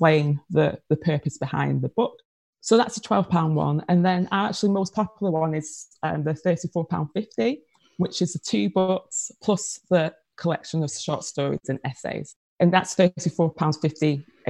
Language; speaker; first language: English; native; English